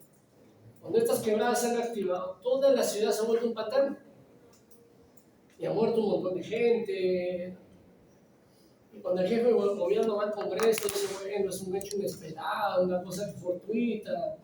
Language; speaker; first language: Spanish; native; Spanish